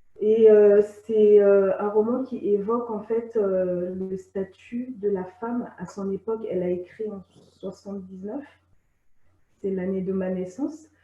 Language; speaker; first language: French; non-native, local second language; Sango